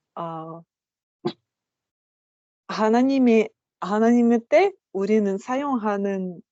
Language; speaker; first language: Korean; non-native, learner; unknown